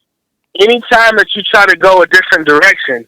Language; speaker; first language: English; native; English